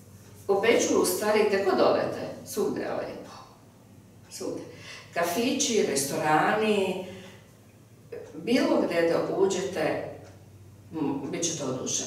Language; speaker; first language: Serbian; early bilingual, heritage; Serbian